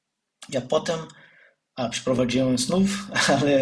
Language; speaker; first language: Polish; non-native, learner; Portuguese